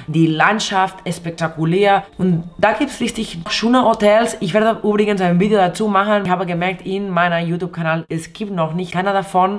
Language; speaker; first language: German; non-native, fluent; Spanish